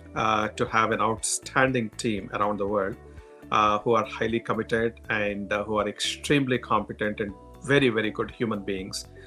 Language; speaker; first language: English; non-native, local second language; Telugu